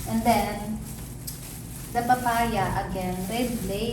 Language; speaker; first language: English; non-native, learner; Filipino